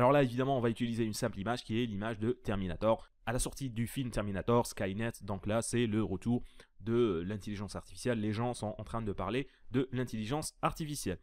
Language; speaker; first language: French; native; French